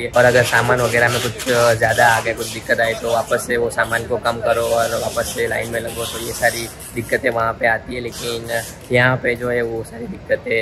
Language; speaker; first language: Hindi; non-native, local second language; Gujarati